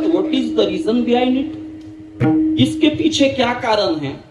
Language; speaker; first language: Hindi; non-native, local second language; Marathi